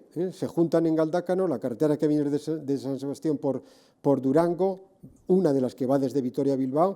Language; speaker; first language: Spanish; native; Spanish